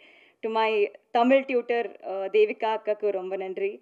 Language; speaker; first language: Tamil; non-native, learner; Telugu